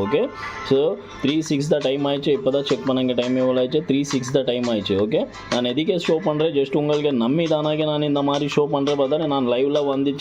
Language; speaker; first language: Tamil; non-native, learner; Kannada